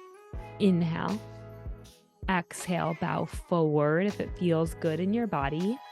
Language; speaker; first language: English; native; English